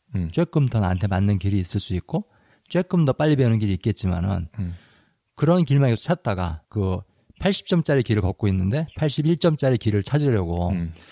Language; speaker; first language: Korean; native; Korean